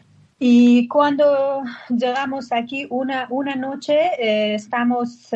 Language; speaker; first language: Spanish; non-native, learner; Persian